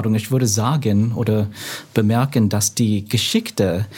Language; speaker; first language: German; non-native, learner; English